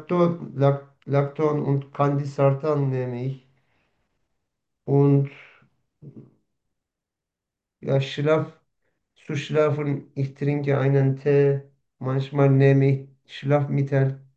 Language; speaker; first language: German; non-native, learner; Turkish